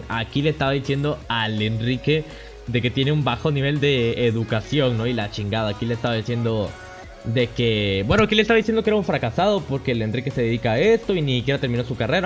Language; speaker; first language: Spanish; native; Spanish